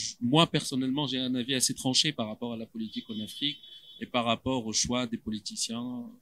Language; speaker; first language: French; non-native, local second language; Arabic